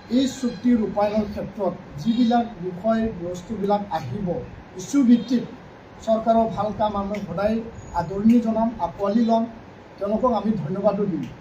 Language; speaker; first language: Assamese; non-native, local second language; Bodo